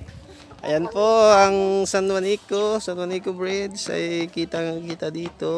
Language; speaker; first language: Filipino; non-native, local second language; Waray